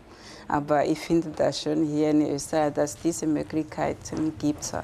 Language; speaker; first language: German; non-native, fluent; Kinyarwanda